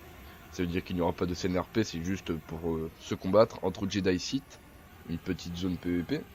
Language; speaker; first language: French; native; French